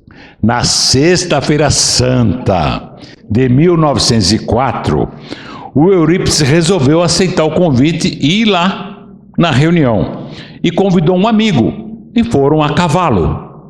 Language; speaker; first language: Portuguese; native; Portuguese